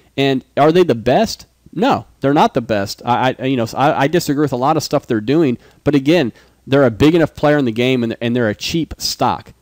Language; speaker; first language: English; native; English